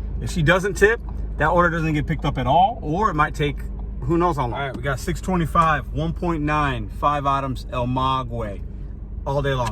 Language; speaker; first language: English; native; English